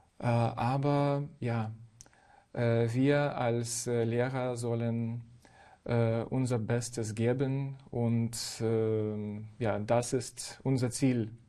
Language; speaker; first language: German; non-native, fluent; Ukrainian